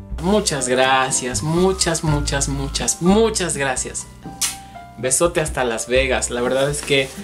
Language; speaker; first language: Spanish; native; Spanish